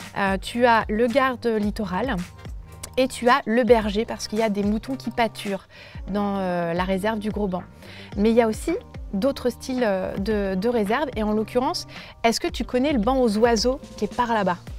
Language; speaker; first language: French; native; French